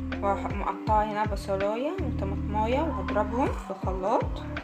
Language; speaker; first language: Arabic; native; Arabic